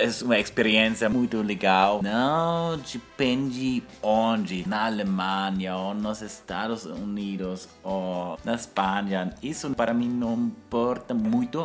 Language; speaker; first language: Spanish; non-native, learner; German